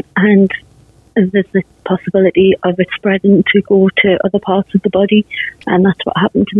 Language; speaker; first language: English; native; English